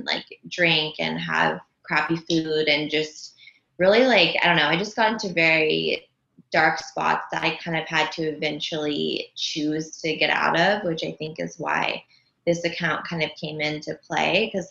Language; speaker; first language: English; native; English